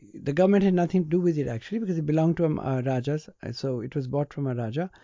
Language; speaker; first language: English; non-native, local second language; Punjabi